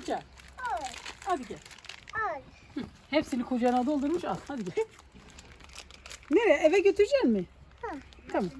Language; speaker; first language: Turkish; native; Turkish